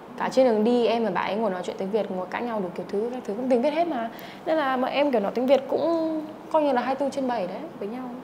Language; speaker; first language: Vietnamese; early bilingual, heritage; Czech